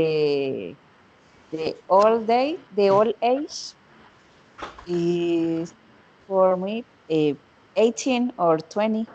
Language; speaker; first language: English; non-native, learner; Spanish